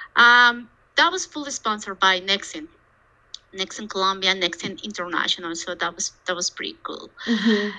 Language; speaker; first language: English; non-native, fluent; Spanish